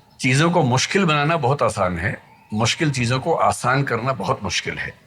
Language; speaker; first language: Hindi; native; Hindi